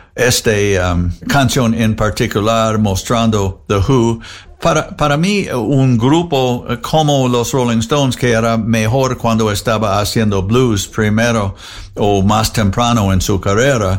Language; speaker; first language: Spanish; non-native, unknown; English